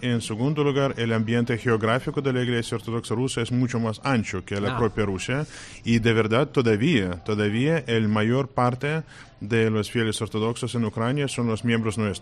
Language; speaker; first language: Spanish; non-native, fluent; Russian